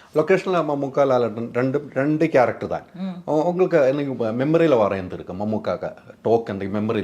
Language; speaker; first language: Tamil; non-native, fluent; Malayalam